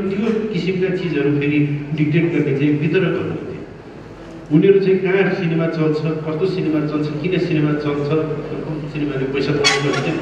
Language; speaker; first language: Nepali; native; Nepali